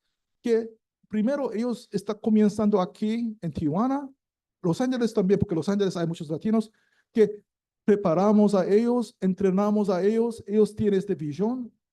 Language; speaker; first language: Spanish; non-native, learner; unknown